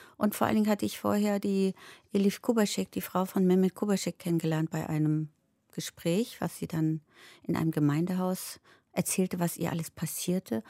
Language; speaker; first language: German; early bilingual, other home language; Turkish